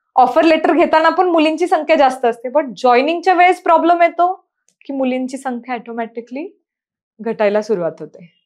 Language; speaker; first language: Marathi; non-native, local second language; Urdu